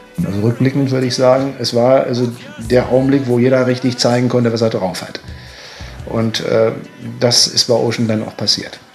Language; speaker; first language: German; native; German